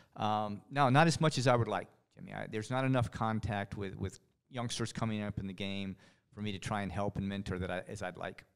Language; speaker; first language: English; native; English